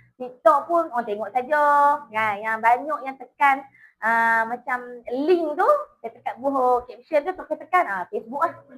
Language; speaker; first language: Malay; native; Malay